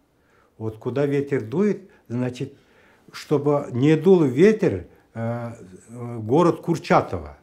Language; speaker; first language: Russian; native; Russian